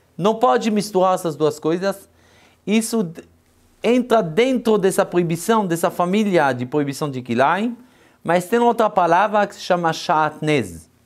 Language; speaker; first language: Portuguese; non-native, fluent; Hebrew